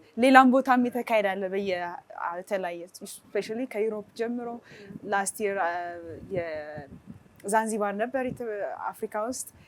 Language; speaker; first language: Amharic; native; Amharic